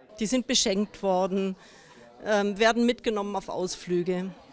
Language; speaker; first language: German; native; German